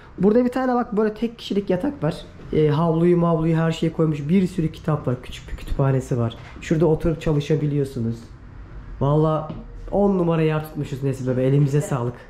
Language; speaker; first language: Turkish; native; Turkish